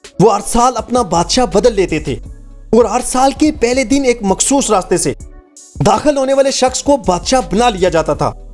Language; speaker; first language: Urdu; native; Urdu